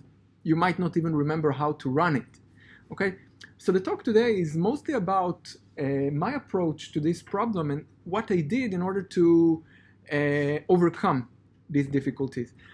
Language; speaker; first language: English; non-native, fluent; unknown